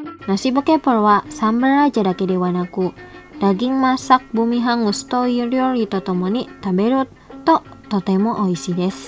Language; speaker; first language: Japanese; non-native, fluent; Indonesian